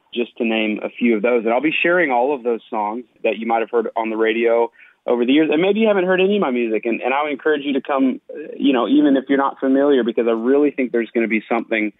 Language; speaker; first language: English; native; English